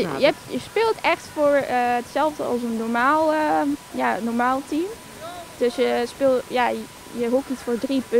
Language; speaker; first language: Dutch; native; Dutch